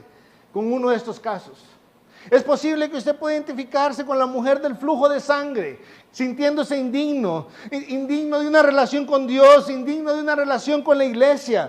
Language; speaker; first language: Spanish; native; Spanish